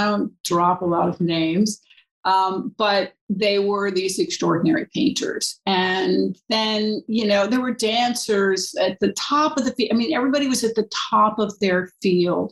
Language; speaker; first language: English; native; English